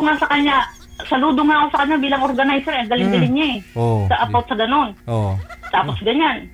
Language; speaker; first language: Filipino; native; Filipino